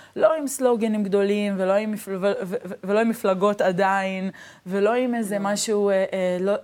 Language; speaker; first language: Hebrew; native; Hebrew